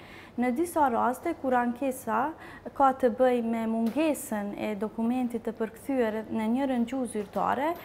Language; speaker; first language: Albanian; native; Albanian